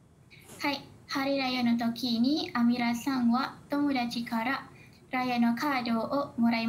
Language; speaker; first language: Japanese; non-native, learner; Malay